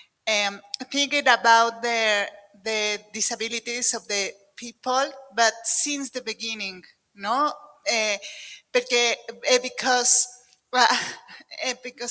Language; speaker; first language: English; non-native, learner; Spanish